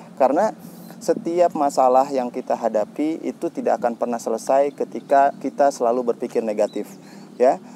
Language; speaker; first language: Indonesian; native; Indonesian